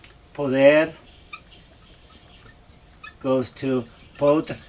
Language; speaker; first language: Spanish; non-native, learner; English